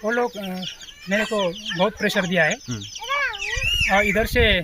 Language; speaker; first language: Hindi; non-native, local second language; Nepali